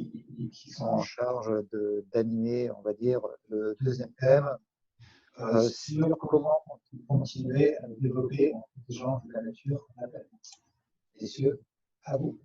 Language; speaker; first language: French; native; French